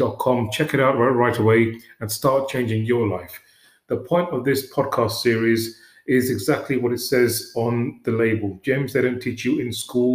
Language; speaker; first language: English; native; English